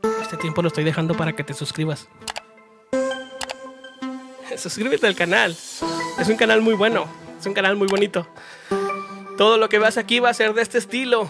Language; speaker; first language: Spanish; native; Spanish